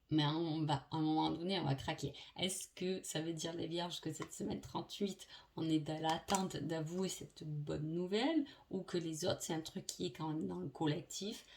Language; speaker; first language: French; native; French